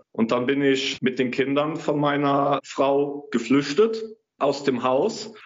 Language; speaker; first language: German; native; German